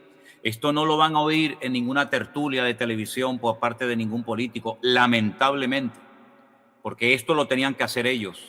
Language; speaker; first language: Spanish; native; Spanish